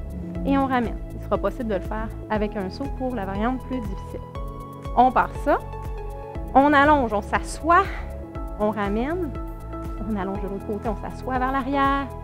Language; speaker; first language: French; native; French